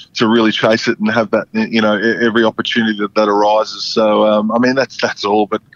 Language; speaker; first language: English; native; English